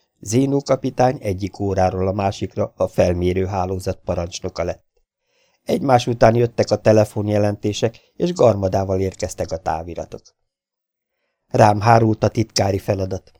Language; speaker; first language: Hungarian; native; Hungarian